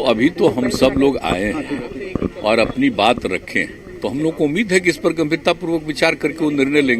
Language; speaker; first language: Hindi; native; Hindi